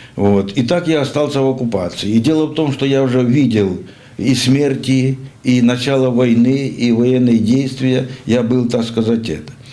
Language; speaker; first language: Russian; native; Russian